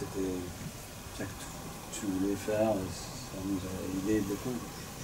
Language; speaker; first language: French; non-native, fluent; English